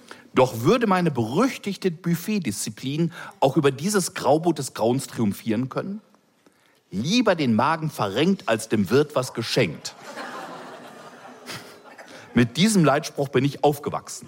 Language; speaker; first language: German; native; German